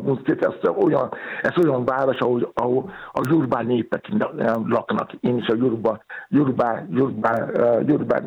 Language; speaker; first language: Hungarian; non-native, fluent; Yoruba